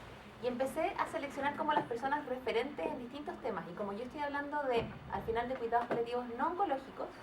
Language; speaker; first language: Spanish; native; Spanish